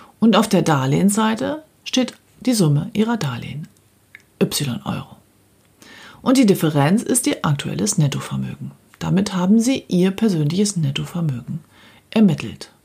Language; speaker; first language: German; native; German